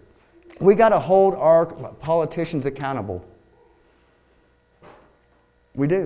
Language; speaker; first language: English; native; English